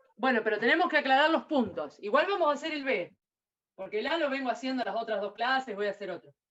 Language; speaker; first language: Spanish; native; Spanish